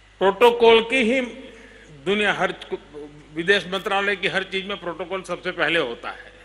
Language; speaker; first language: Hindi; non-native, local second language; Gujarati